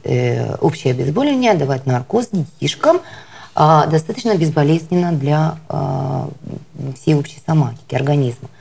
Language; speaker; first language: Russian; native; Russian